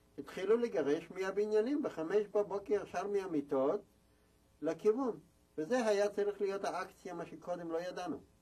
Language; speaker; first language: Hebrew; non-native, fluent; Yiddish